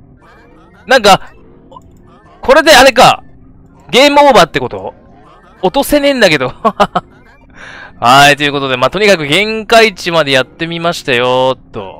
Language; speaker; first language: Japanese; native; Japanese